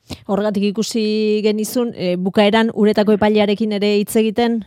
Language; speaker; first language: Basque; native; Basque